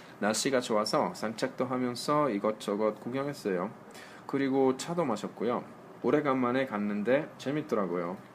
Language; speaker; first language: Korean; non-native, fluent; Italian